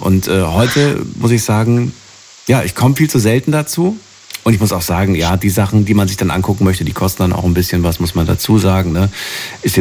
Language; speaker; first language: German; native; German